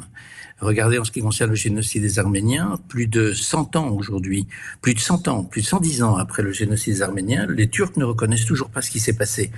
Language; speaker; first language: French; native; French